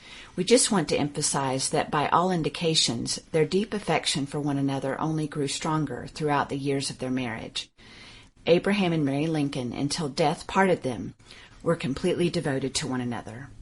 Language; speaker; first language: English; native; English